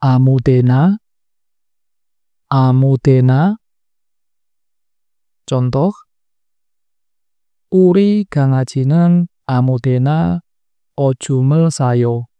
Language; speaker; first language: Korean; non-native, fluent; Indonesian